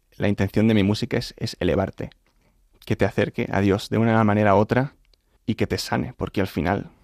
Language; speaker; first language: Spanish; native; Spanish